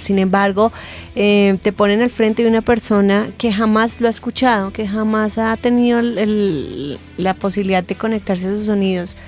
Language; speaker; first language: Spanish; native; Spanish